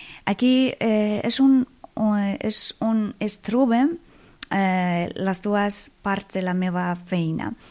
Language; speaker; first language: Catalan; non-native, fluent; Persian